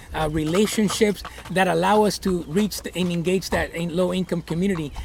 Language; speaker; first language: English; early bilingual, other home language; Spanish